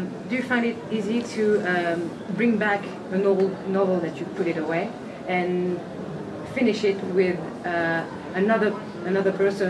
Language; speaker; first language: English; non-native, fluent; French